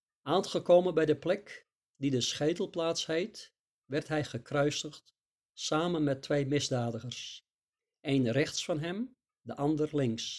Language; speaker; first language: Dutch; native; Dutch